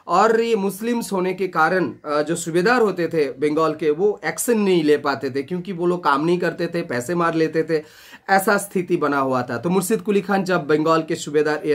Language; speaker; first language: Hindi; non-native, local second language; Bangla